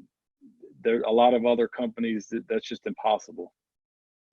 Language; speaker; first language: English; native; English